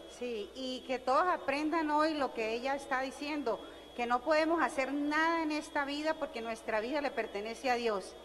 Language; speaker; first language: Spanish; native; Spanish